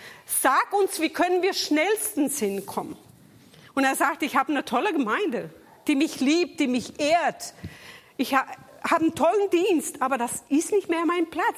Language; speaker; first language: German; non-native, fluent; Portuguese